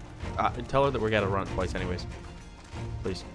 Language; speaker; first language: English; native; English